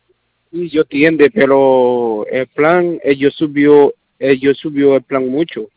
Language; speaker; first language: Spanish; non-native, learner; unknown